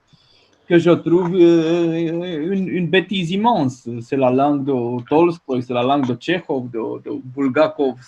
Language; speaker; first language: French; non-native, fluent; Romanian